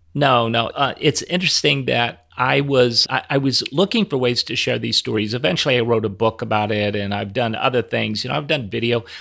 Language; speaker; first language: English; native; English